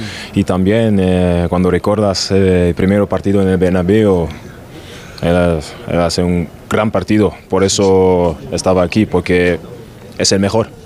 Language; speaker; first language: Spanish; non-native, learner; German